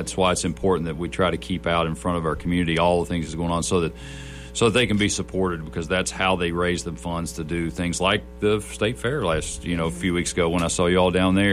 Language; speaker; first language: English; native; English